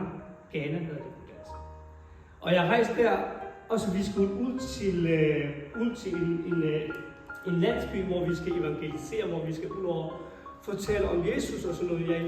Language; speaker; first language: Danish; non-native, fluent; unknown